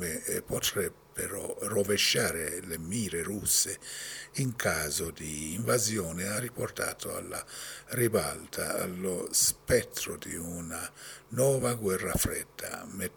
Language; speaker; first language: Italian; non-native, fluent; Persian